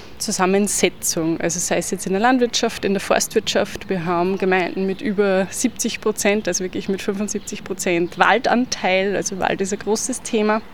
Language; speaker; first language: German; native; German